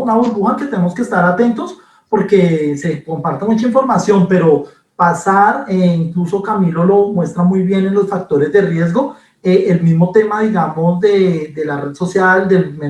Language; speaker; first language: Spanish; native; Spanish